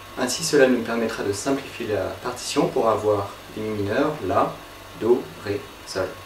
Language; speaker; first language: French; native; French